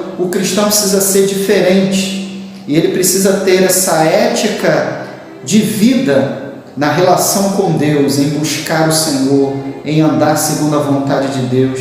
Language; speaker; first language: Portuguese; native; Portuguese